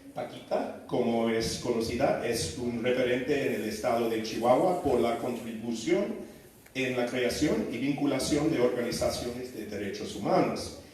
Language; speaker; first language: Spanish; non-native, fluent; English